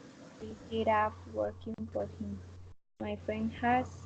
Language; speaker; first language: English; non-native, learner; Spanish